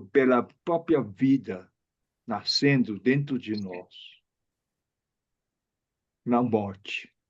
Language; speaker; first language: Portuguese; non-native, fluent; Chinese